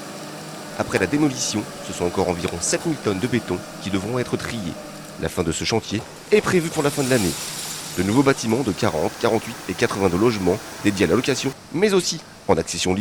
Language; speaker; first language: French; native; French